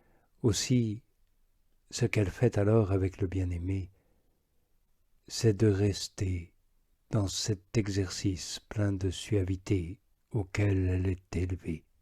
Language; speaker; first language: French; native; French